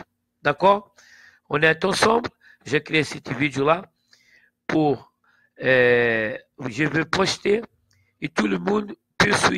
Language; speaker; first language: French; non-native, learner; Portuguese